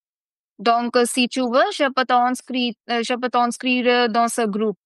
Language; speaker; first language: French; non-native, fluent; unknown